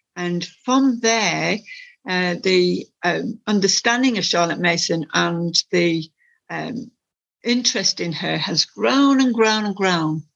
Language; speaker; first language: English; native; English